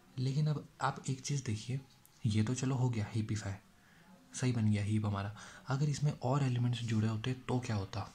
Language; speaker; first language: Hindi; native; Hindi